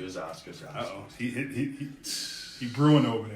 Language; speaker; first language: English; native; English